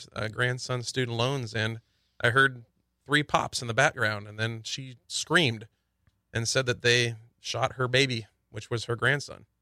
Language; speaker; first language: English; native; English